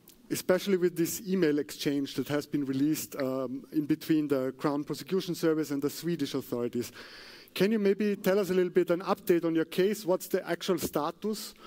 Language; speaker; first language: English; non-native, fluent; German